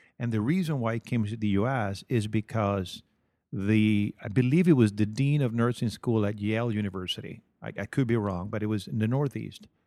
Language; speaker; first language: English; non-native, fluent; Spanish